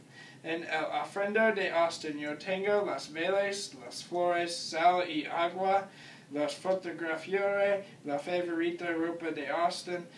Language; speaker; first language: Spanish; non-native, learner; English